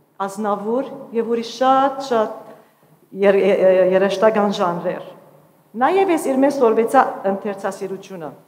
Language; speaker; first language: Armenian; early bilingual, heritage; Armenian